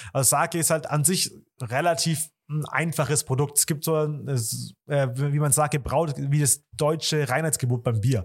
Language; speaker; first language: German; early bilingual, other home language; Vietnamese